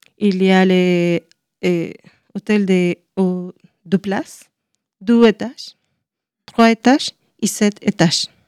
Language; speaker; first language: French; non-native, learner; Spanish